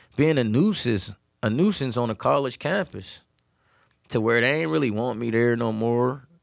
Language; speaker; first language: English; native; English